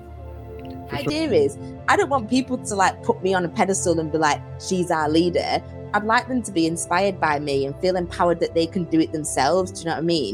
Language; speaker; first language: English; native; English